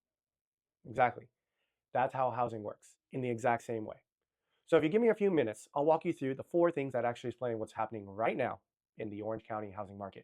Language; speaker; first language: English; native; English